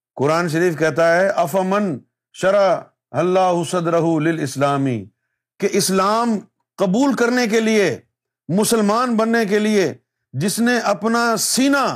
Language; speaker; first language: Urdu; native; Urdu